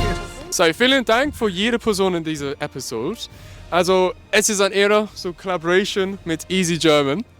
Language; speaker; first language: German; non-native, learner; English